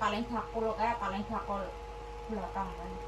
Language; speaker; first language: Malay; non-native, local second language; Javanese